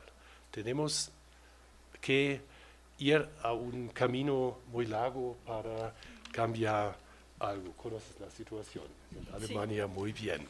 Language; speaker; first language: Spanish; non-native, fluent; German